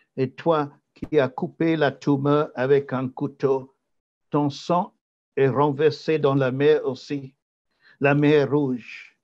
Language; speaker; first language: French; non-native, fluent; Tamil